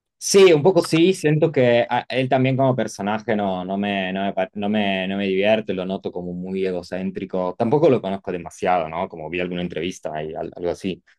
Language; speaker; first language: Spanish; non-native, fluent; Italian